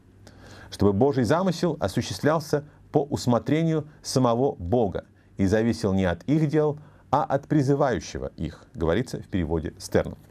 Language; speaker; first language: Russian; native; Russian